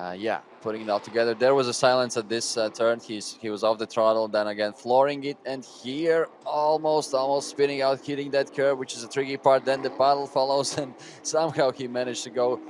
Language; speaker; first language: English; non-native, fluent; Latvian